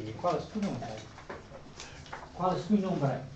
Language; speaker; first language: Spanish; non-native, fluent; English